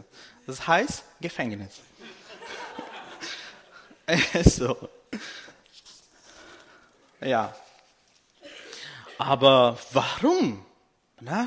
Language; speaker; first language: German; non-native, fluent; Portuguese